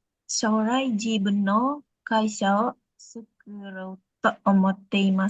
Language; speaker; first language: Japanese; non-native, learner; Indonesian